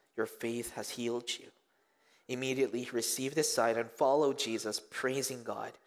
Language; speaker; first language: English; early bilingual, other home language; Korean